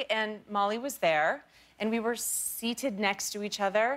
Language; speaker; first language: English; native; English